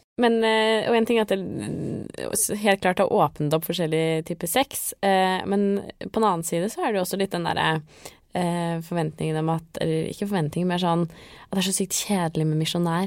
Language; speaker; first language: Norwegian; native; Norwegian